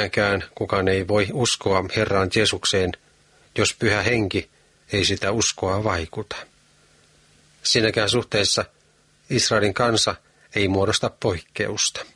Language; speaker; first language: Finnish; native; Finnish